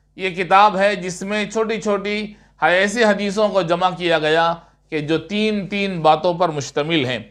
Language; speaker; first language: Urdu; native; Urdu